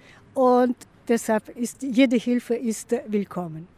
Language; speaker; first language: German; non-native, fluent; Russian